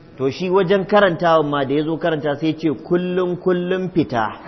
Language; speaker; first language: Hausa; native; Hausa